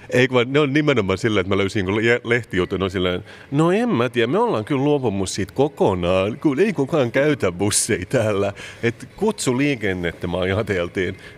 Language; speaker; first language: Finnish; native; Finnish